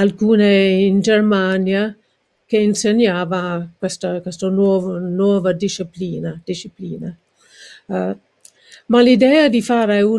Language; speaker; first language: Italian; non-native, learner; English